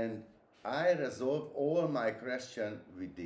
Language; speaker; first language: English; non-native, learner; Hungarian